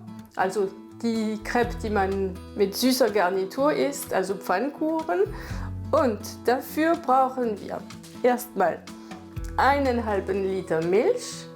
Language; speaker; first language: German; non-native, fluent; French